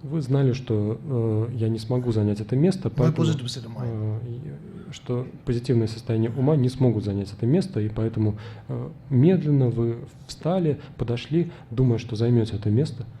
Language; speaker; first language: Russian; native; Russian